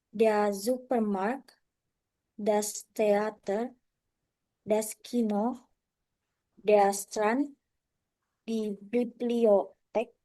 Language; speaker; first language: German; non-native, learner; Indonesian